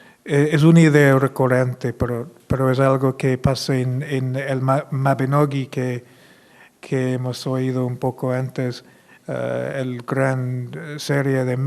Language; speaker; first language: Spanish; non-native, fluent; English